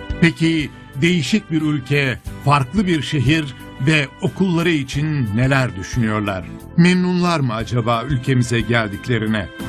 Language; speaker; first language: Turkish; native; Turkish